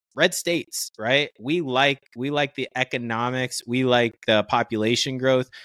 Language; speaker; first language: English; native; English